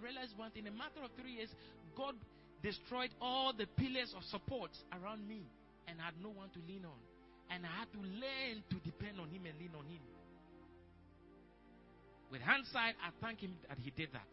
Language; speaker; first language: English; non-native, local second language; Akan